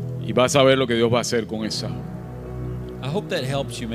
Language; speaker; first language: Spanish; non-native, learner; English